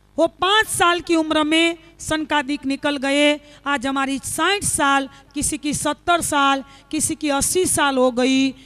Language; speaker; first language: Hindi; non-native, local second language; Gujarati